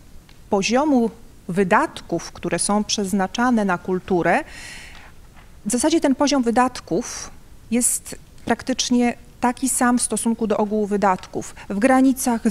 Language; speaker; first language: Polish; native; Polish